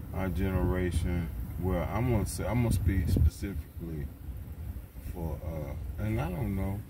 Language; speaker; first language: English; native; English